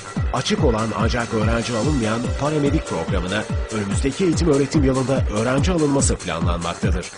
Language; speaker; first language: Turkish; native; Turkish